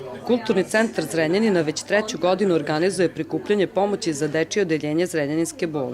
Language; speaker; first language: Serbian; native; Serbian